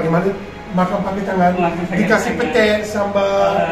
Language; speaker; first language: Indonesian; non-native, fluent; Dutch